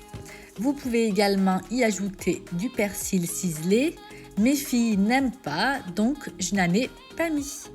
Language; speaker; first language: French; native; French